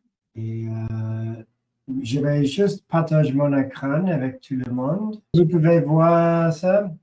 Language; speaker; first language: French; non-native, learner; English